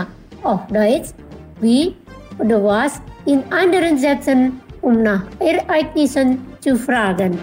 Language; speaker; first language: German; non-native, fluent; Indonesian